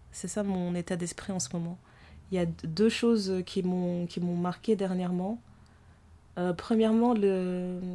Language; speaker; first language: French; early bilingual, other home language; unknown